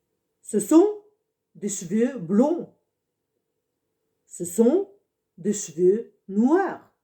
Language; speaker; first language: French; non-native, fluent; Russian